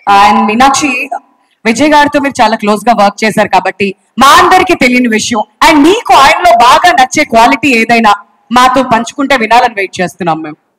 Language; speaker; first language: Telugu; native; Telugu